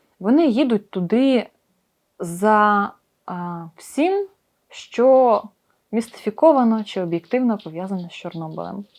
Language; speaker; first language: Ukrainian; native; Ukrainian